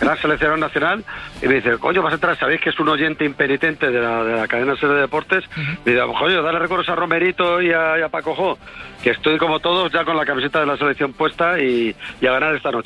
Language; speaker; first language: Spanish; native; Spanish